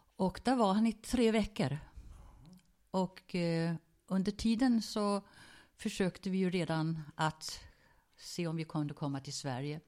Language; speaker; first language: Swedish; early bilingual, other home language; German